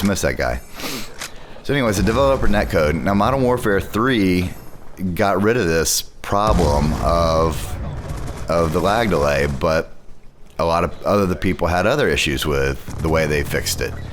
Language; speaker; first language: English; native; English